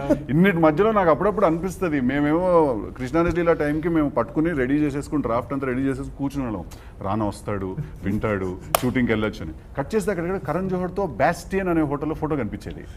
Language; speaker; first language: Telugu; native; Telugu